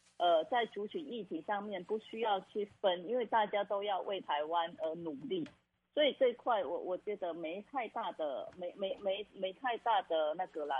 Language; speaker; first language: Chinese; non-native, fluent; Khmer